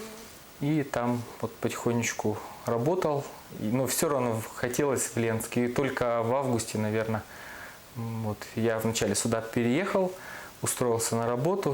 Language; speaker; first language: Russian; native; Russian